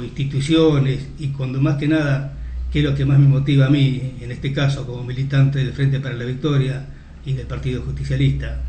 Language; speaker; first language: Spanish; native; Spanish